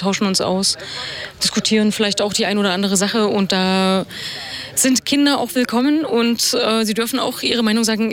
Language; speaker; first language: German; native; German